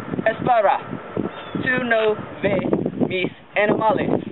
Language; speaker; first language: Spanish; non-native, learner; English